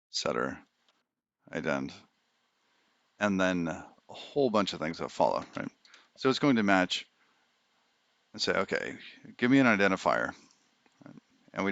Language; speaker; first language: English; native; English